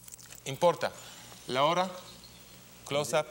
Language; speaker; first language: Spanish; non-native, learner; Hebrew